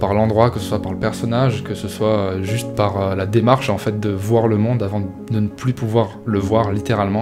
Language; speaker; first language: French; native; French